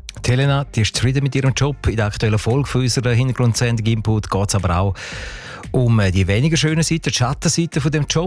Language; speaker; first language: German; native; German